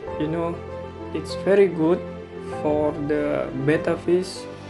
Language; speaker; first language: English; non-native, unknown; Indonesian